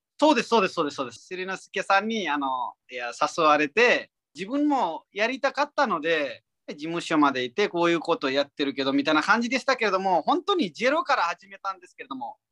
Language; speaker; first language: Japanese; non-native, fluent; Nepali